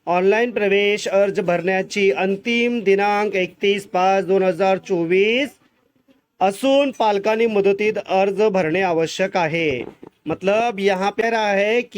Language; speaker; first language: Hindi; non-native, local second language; Marathi